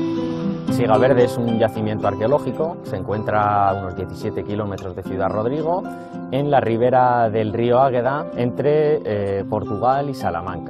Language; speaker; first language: Spanish; native; Spanish